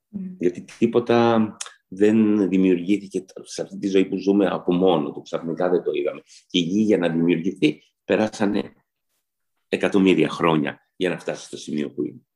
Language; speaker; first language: Greek; early bilingual, heritage; Greek